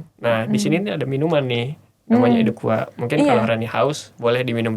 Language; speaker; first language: Indonesian; native; Indonesian